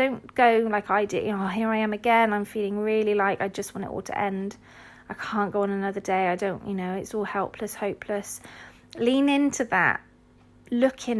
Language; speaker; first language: English; native; English